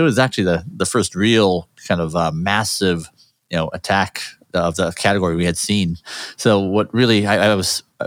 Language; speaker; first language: English; native; English